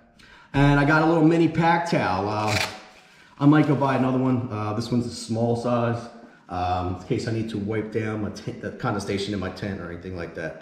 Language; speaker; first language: English; native; English